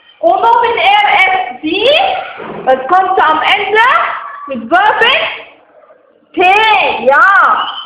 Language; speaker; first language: German; non-native, learner; Arabic